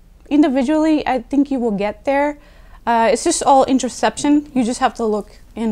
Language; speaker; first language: English; native; English